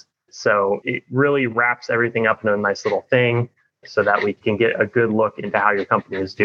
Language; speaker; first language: English; native; English